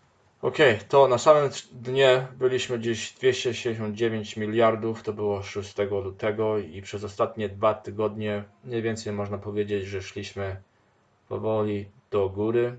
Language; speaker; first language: Polish; early bilingual, heritage; Polish